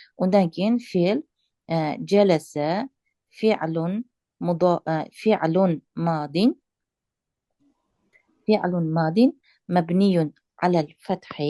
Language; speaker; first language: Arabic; non-native, fluent; Uzbek